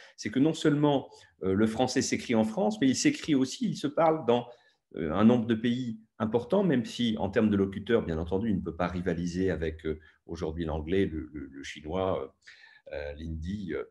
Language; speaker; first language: French; native; French